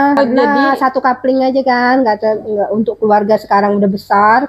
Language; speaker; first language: Indonesian; non-native, local second language; Javanese